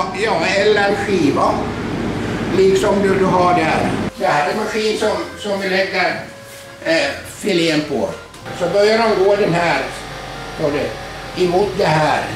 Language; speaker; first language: Swedish; native; Swedish